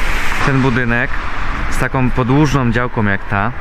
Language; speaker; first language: Polish; native; Polish